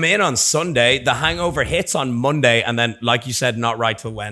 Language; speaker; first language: English; native; English